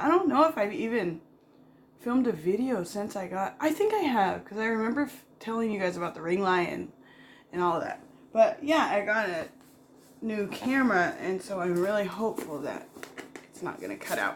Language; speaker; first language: English; native; English